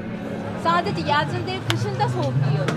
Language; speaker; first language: Turkish; non-native, fluent; Korean